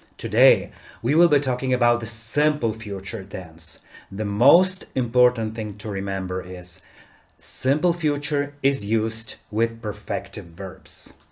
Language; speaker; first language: English; non-native, fluent; Polish